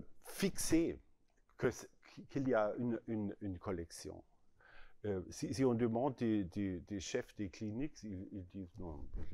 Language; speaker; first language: French; non-native, learner; German